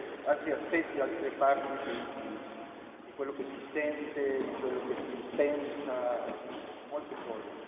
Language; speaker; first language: Italian; non-native, fluent; Spanish